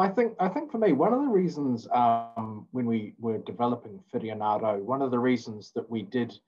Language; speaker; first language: English; native; English